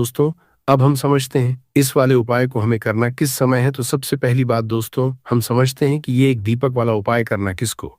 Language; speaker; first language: Hindi; native; Hindi